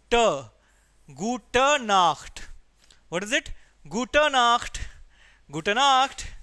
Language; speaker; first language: German; non-native, fluent; Hindi